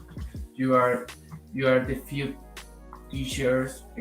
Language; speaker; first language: English; non-native, learner; Spanish